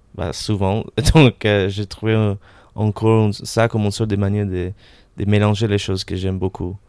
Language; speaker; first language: French; non-native, fluent; Spanish